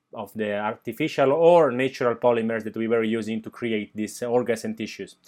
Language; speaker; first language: English; non-native, fluent; Italian